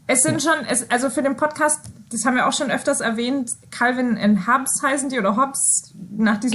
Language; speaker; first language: German; native; German